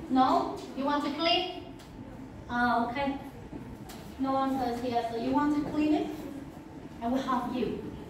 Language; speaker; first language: English; non-native, fluent; Vietnamese